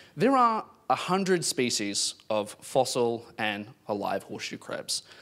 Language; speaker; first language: English; native; English